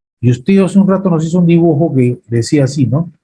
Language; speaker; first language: Spanish; native; Spanish